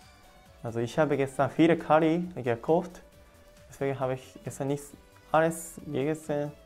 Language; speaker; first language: German; non-native, learner; Japanese